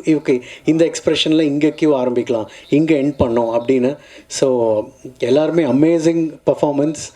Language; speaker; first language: Tamil; native; Tamil